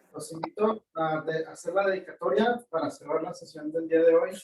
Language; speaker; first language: Spanish; native; Spanish